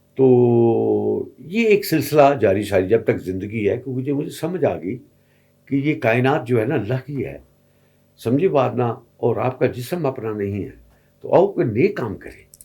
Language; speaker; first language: Urdu; non-native, local second language; Punjabi